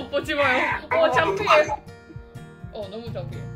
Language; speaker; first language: Korean; non-native, learner; Indonesian